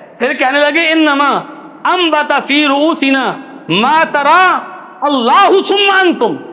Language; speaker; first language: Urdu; non-native, local second language; Punjabi